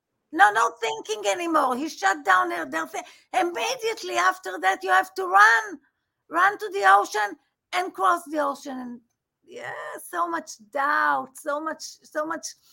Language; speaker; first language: English; non-native, fluent; Hebrew